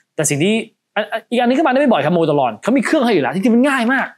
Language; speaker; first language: Thai; early bilingual, heritage; Cantonese